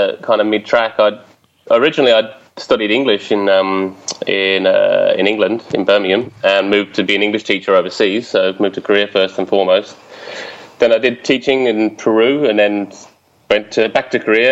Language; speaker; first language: English; native; English